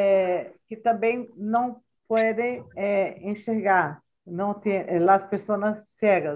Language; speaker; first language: Spanish; non-native, learner; Portuguese